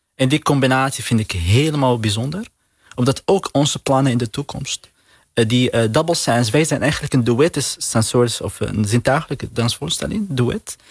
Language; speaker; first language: Dutch; non-native, learner; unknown